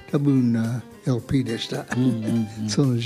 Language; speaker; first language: Japanese; non-native, learner; English